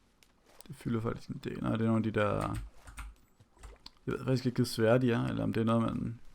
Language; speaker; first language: Danish; native; Danish